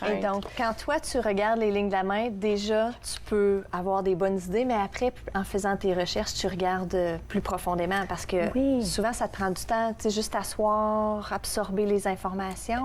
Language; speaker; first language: French; native; French